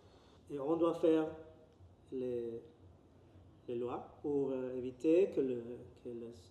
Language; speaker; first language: French; non-native, learner; Spanish